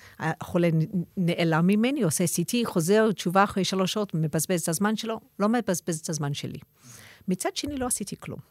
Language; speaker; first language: Hebrew; non-native, fluent; English